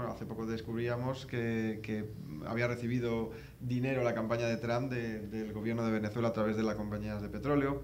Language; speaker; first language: Spanish; native; Spanish